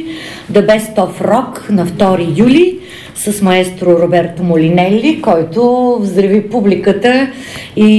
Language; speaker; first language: Bulgarian; native; Bulgarian